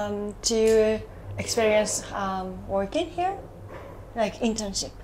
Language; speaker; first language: English; non-native, learner; Japanese